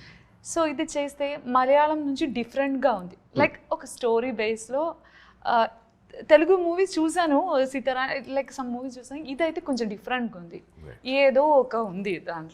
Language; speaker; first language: Telugu; non-native, learner; Malayalam